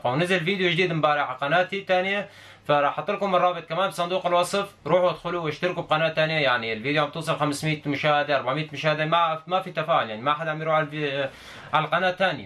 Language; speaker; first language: Arabic; native; Arabic